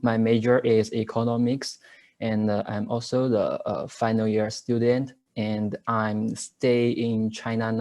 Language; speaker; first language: English; non-native, learner; Chinese